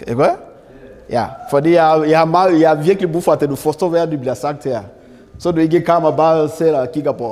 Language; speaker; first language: Danish; non-native, learner; French